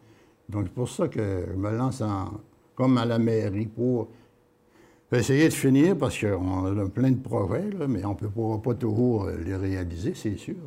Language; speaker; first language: French; native; French